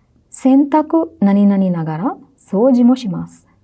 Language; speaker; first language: Japanese; non-native, fluent; Sinhala